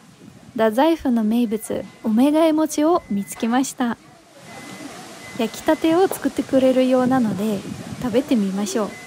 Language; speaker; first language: Japanese; non-native, fluent; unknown